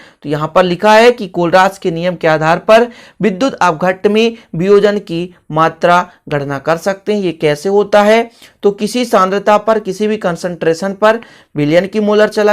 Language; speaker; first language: Hindi; native; Hindi